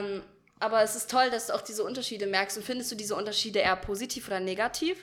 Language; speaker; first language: German; native; German